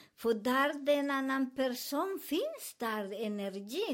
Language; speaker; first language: Swedish; non-native, learner; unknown